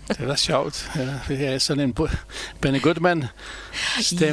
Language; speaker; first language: Danish; non-native, fluent; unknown